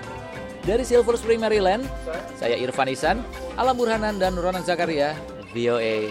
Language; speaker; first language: Indonesian; native; Indonesian